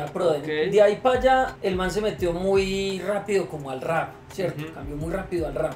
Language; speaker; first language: Spanish; native; Spanish